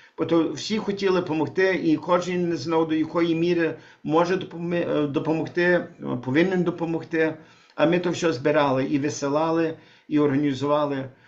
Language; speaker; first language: Ukrainian; early bilingual, heritage; Ukrainian